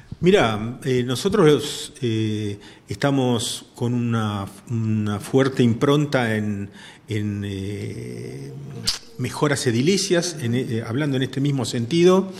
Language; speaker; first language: Spanish; native; Spanish